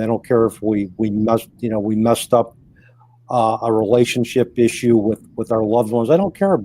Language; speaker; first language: English; native; English